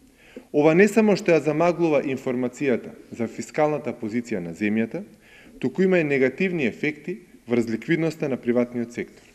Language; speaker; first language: Macedonian; native; Macedonian